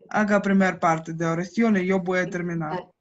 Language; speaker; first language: Spanish; non-native, learner; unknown